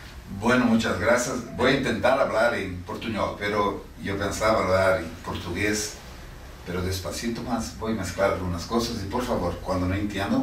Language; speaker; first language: Spanish; non-native, fluent; Portuguese